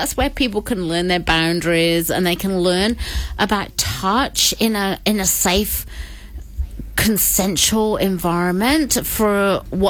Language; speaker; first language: English; native; English